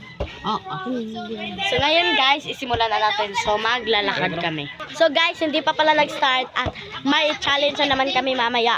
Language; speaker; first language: Filipino; non-native, local second language; Cebuano